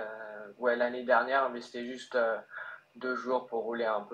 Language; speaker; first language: French; early bilingual, heritage; French